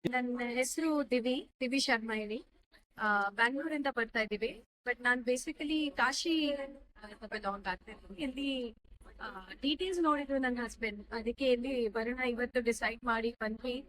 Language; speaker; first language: Kannada; non-native, local second language; Hindi